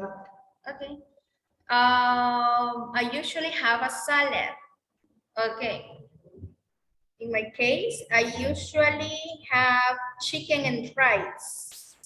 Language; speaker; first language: English; non-native, learner; Spanish